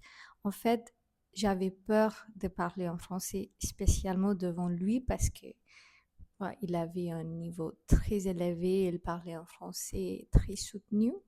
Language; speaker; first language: French; non-native, fluent; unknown